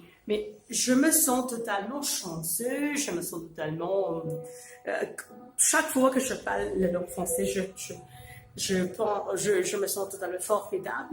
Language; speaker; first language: French; non-native, fluent; Urdu